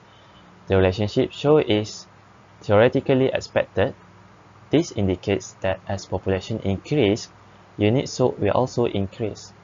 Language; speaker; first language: English; non-native, local second language; Malay